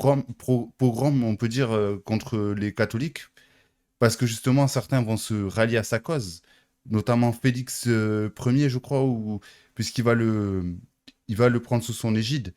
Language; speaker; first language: French; native; French